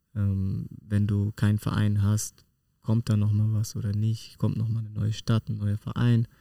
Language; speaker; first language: German; native; German